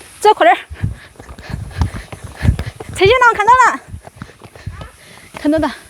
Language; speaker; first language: Chinese; native; Chinese